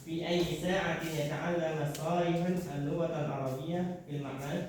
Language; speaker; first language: Arabic; non-native, learner; Indonesian